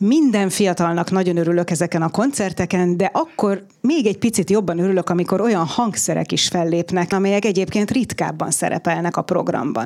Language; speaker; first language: Hungarian; native; Hungarian